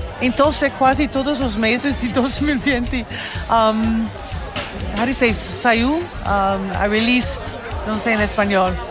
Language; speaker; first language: Spanish; non-native, learner; English